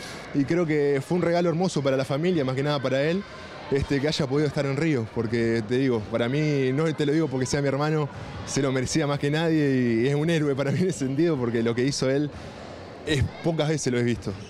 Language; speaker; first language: Spanish; native; Spanish